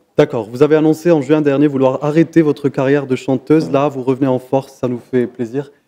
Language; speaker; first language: French; non-native, local second language; Arabic